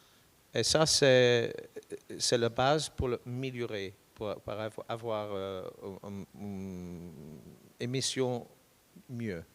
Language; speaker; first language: French; non-native, fluent; English